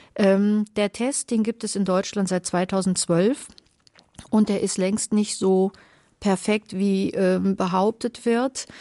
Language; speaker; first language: German; native; German